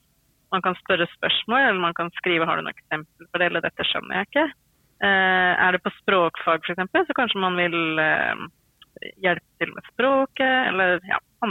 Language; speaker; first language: Norwegian; native; Norwegian